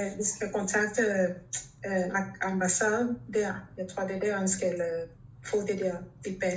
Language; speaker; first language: Danish; non-native, local second language; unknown